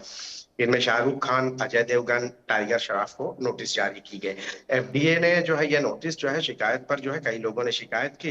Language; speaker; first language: Hindi; native; Hindi